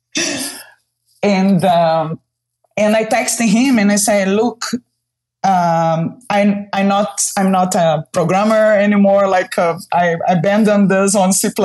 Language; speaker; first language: English; non-native, fluent; Portuguese